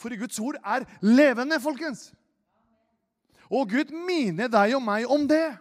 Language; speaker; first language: Norwegian; non-native, fluent; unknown